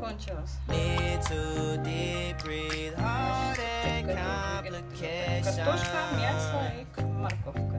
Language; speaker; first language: Russian; non-native, learner; Tajik